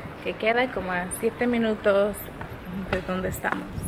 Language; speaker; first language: Spanish; early bilingual, heritage; Spanish